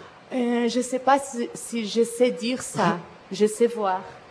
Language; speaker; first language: French; non-native, fluent; Portuguese